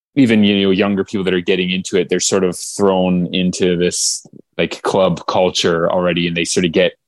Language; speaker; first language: English; native; English